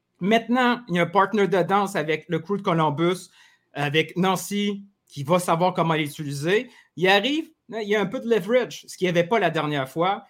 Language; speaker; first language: French; native; French